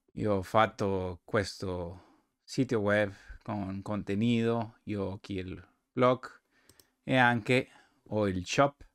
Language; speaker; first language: Italian; non-native, learner; Spanish